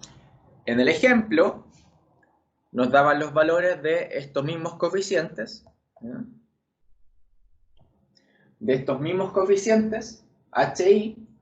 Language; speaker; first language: Spanish; native; Spanish